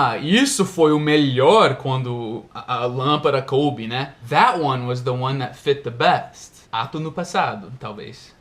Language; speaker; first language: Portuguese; non-native, fluent; English